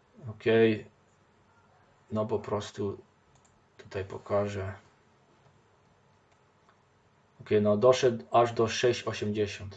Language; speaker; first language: Polish; early bilingual, heritage; Polish